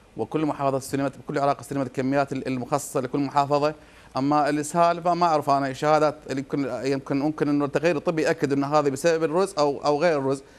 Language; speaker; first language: Arabic; native; Arabic